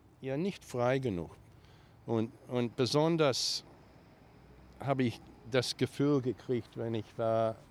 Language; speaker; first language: German; early bilingual, heritage; German